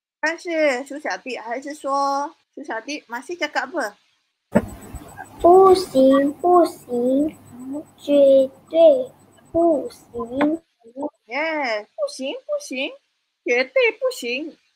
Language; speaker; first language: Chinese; non-native, fluent; Malay